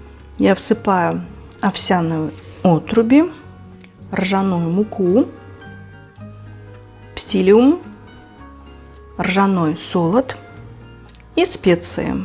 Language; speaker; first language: Russian; native; Russian